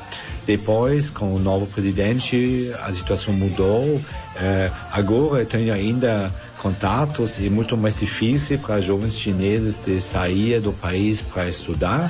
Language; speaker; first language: Portuguese; non-native, fluent; German